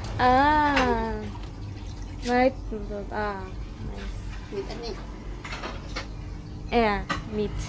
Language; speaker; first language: English; non-native, learner; Turkish